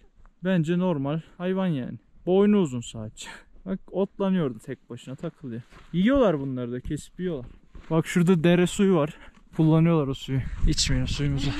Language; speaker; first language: Turkish; native; Turkish